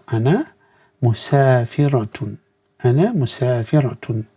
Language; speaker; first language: Arabic; non-native, fluent; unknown